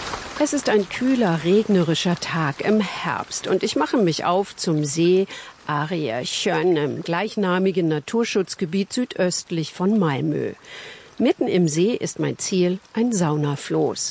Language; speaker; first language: German; native; German